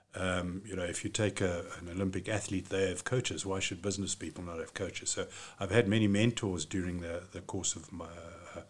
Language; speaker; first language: English; native; English